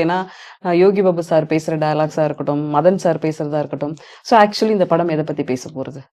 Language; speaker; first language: Tamil; native; Tamil